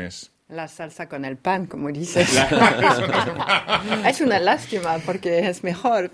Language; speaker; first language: Spanish; non-native, fluent; French